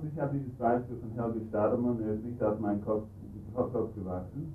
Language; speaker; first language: German; non-native, fluent; English